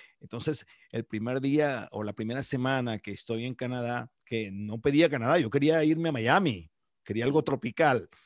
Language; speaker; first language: Spanish; native; Spanish